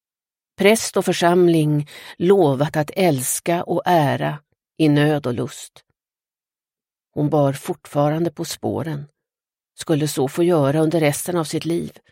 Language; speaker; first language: Swedish; native; Swedish